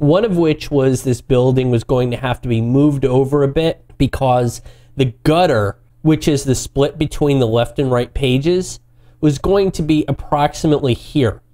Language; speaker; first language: English; native; English